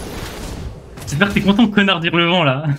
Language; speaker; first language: French; native; French